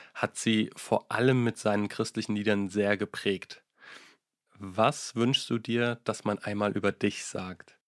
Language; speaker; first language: German; native; German